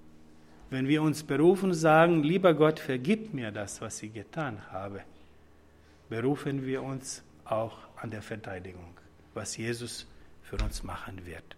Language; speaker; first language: German; non-native, fluent; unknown